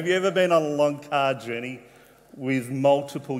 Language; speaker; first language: English; native; English